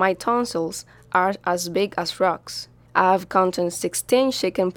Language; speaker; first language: English; non-native, fluent; Spanish